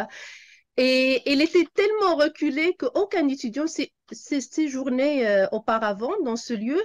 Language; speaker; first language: French; non-native, local second language; Arabic